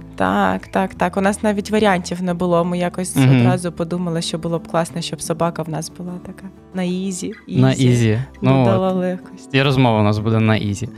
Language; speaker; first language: Ukrainian; non-native, local second language; Russian